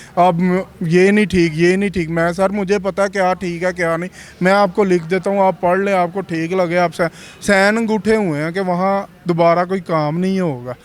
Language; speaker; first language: Urdu; non-native, local second language; Punjabi